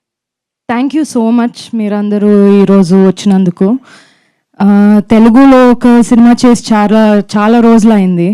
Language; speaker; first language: Telugu; non-native, fluent; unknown